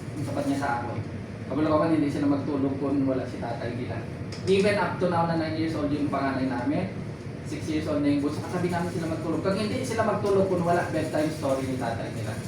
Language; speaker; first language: Filipino; non-native, local second language; Iloko